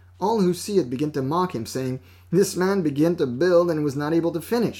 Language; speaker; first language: English; non-native, fluent; French